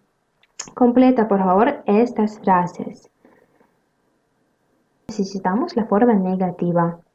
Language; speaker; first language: Spanish; non-native, fluent; Russian